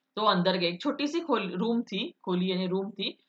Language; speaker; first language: Hindi; non-native, local second language; Marathi